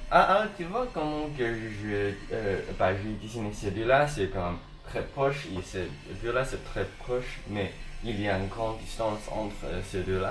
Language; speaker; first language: French; non-native, learner; Chinese